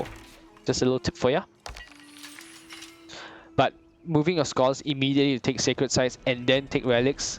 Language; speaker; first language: English; native; English